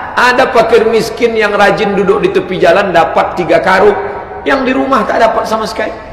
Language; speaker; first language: Malay; native; Malay